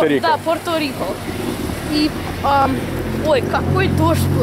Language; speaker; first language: Russian; early bilingual, heritage; Russian